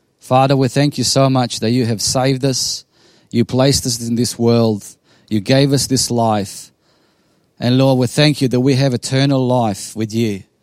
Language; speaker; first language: English; non-native, fluent; Bosnian